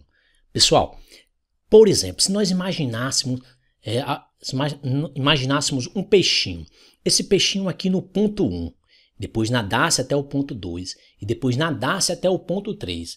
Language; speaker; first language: Portuguese; native; Portuguese